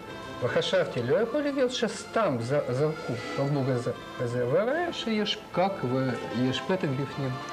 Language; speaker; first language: Hebrew; non-native, learner; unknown